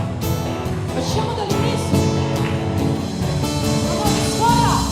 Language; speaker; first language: Italian; non-native, fluent; Portuguese